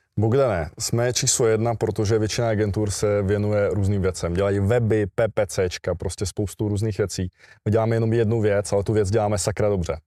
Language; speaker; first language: Czech; early bilingual, other home language; Russian